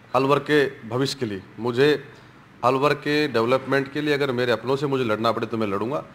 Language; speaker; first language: Hindi; native; Hindi